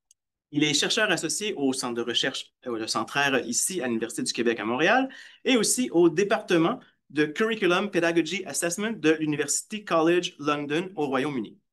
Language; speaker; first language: French; native; French